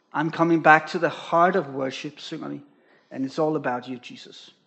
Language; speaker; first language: English; non-native, fluent; Danish